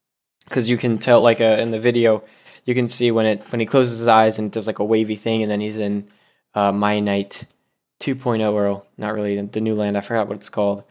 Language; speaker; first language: English; native; English